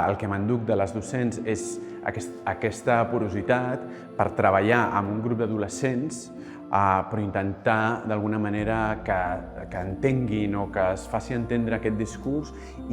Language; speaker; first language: Catalan; native; Catalan